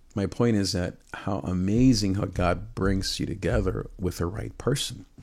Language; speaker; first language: English; early bilingual, other home language; Spanish